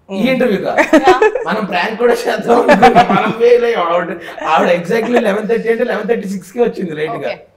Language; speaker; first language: Telugu; native; Telugu